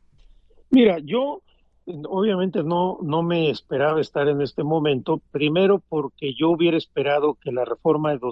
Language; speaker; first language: Spanish; native; Spanish